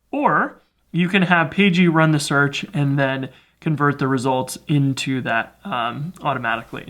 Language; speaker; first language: English; native; English